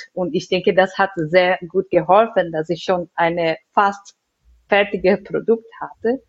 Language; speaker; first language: German; non-native, fluent; Portuguese